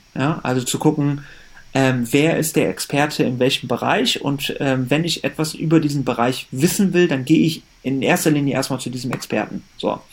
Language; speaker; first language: German; early bilingual, other home language; Persian